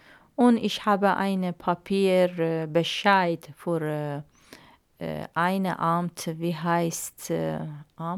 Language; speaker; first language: German; non-native, learner; Arabic